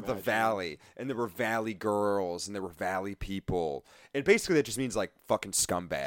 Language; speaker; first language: English; native; English